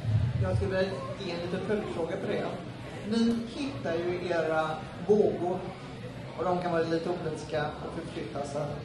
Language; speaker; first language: Swedish; native; Swedish